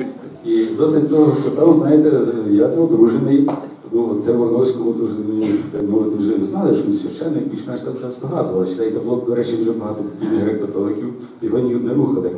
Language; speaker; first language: Ukrainian; native; Ukrainian